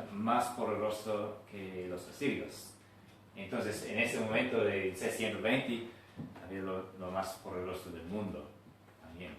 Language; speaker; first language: Spanish; non-native, fluent; English